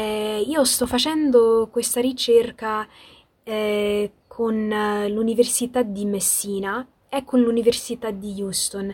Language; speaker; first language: Italian; non-native, fluent; English